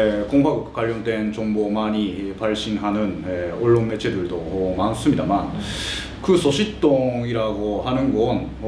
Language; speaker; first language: Korean; early bilingual, heritage; Korean